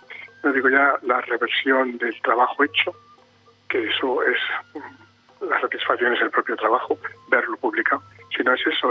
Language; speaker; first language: Spanish; native; Spanish